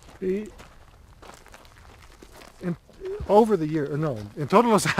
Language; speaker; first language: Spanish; non-native, learner; English